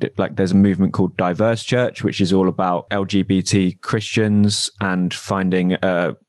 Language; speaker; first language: English; native; English